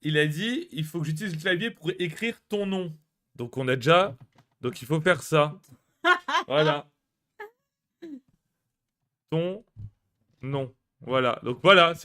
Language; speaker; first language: French; native; French